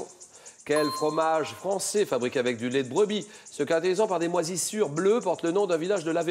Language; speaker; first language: French; native; French